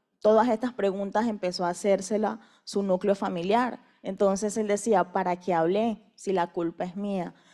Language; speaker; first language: Spanish; native; Spanish